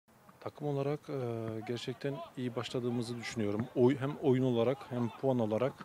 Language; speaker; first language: Turkish; early bilingual, other home language; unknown